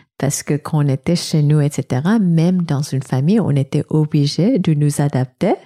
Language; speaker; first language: French; non-native, fluent; English